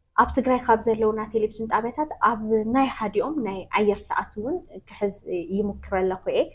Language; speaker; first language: Tigrinya; non-native, local second language; Amharic